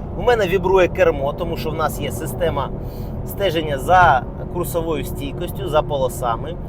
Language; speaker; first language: Ukrainian; non-native, local second language; Russian